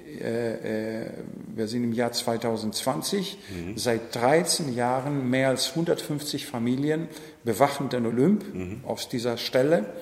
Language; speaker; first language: German; non-native, fluent; Greek